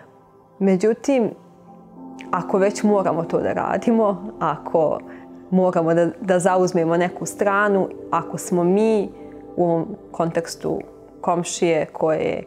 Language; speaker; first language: Bosnian; native; Bosnian